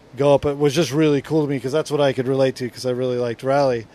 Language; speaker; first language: English; native; English